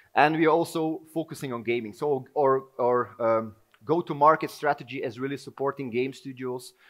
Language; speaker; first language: English; non-native, fluent; Dutch